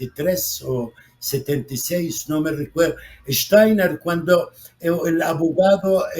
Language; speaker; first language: Spanish; non-native, fluent; Arabic